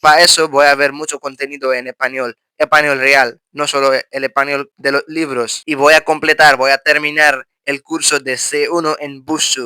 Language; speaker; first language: Spanish; non-native, fluent; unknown